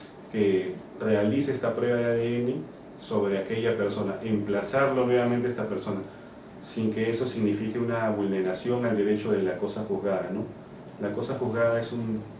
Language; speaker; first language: Spanish; native; Spanish